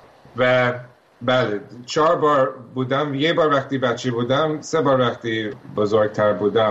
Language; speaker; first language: Persian; early bilingual, heritage; Persian